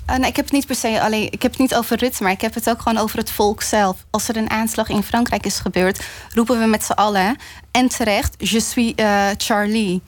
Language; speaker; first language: Dutch; early bilingual, other home language; Arabic